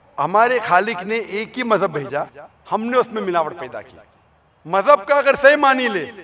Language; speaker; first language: Hindi; non-native, local second language; Konkani